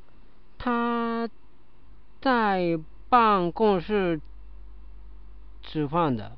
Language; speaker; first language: Chinese; non-native, learner; Japanese